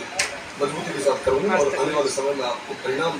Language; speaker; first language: Hindi; non-native, local second language; Rajasthani